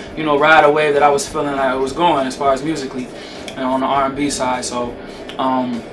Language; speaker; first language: English; native; English